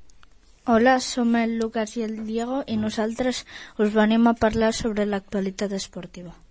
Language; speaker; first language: Catalan; non-native, local second language; Spanish